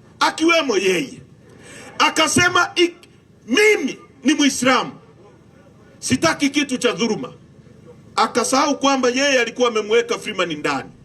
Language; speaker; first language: Swahili; native; Swahili